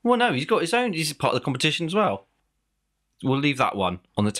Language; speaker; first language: English; native; English